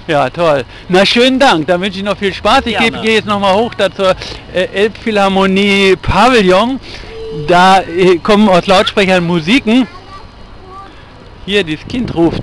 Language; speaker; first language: German; native; German